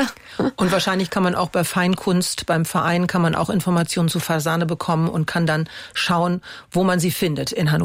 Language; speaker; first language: German; native; German